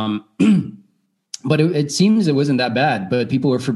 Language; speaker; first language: English; non-native, fluent; Bulgarian